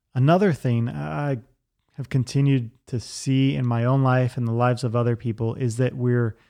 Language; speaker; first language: English; native; English